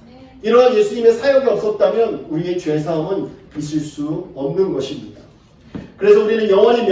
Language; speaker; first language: Korean; native; Korean